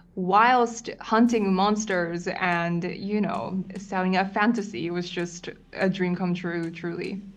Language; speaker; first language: English; non-native, fluent; Japanese